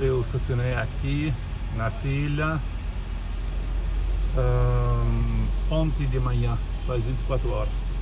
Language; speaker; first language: Portuguese; non-native, local second language; Arabic